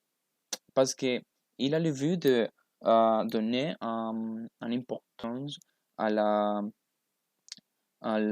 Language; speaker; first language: French; non-native, learner; Spanish